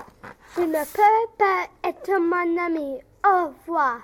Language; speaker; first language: French; non-native, learner; English